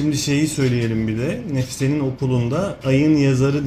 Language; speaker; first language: Turkish; native; Turkish